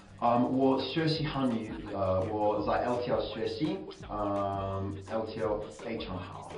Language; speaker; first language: Chinese; non-native, learner; English